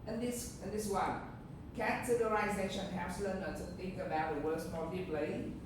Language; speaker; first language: English; non-native, fluent; Vietnamese